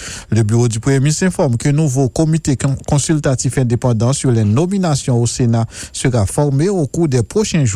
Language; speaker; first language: French; native; French